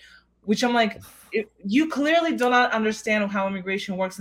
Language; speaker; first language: English; non-native, fluent; Russian